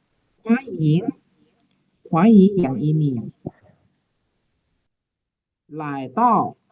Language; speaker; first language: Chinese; non-native, learner; Indonesian